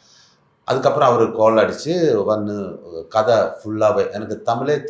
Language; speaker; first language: Tamil; non-native, learner; Malayalam